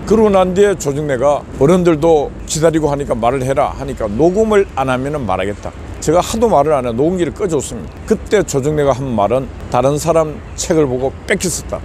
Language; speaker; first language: Korean; native; Korean